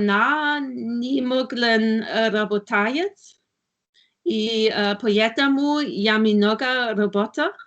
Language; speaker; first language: Russian; non-native, learner; German